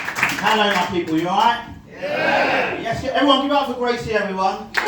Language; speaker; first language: English; native; English